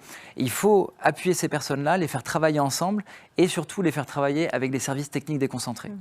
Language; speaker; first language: French; native; French